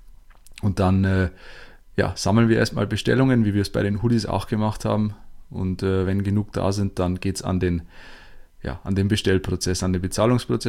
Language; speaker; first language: German; native; German